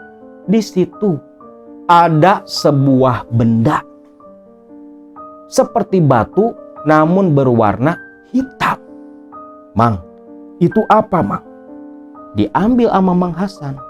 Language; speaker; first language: Indonesian; non-native, local second language; Sundanese